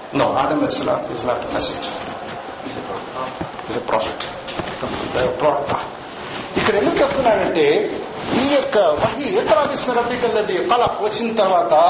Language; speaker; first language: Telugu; non-native, local second language; Urdu